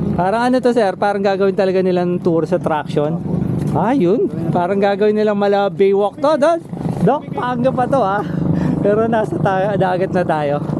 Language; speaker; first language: Filipino; non-native, local second language; Pampanga